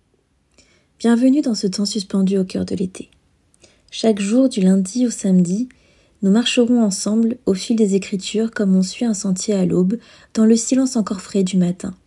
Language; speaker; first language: French; native; French